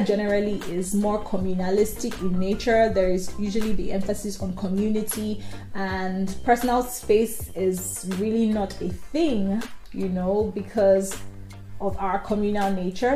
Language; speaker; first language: English; non-native, local second language; Yoruba